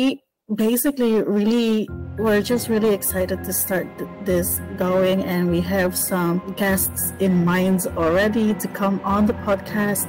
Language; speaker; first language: English; non-native, local second language; Filipino